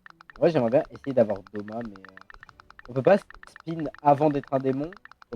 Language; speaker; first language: French; native; French